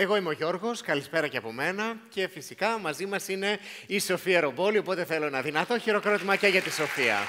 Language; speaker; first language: Greek; native; Greek